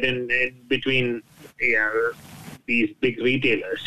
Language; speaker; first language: English; non-native, local second language; Malayalam